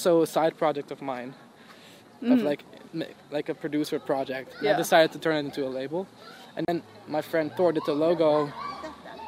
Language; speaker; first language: English; non-native, fluent; Dutch